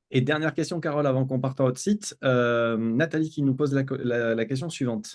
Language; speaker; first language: French; native; French